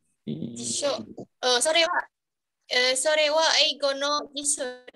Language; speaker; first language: Japanese; non-native, learner; Indonesian